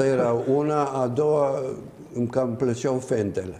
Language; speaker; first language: Romanian; native; Romanian